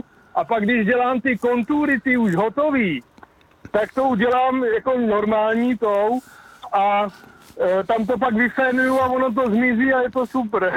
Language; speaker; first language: Czech; native; Czech